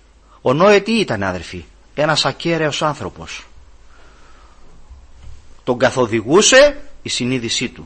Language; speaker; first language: Greek; native; Greek